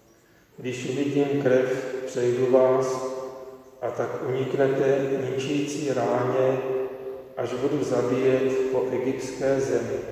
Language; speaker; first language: Czech; native; Czech